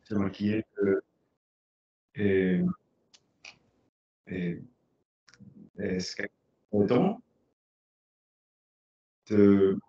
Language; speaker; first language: French; non-native, learner; Spanish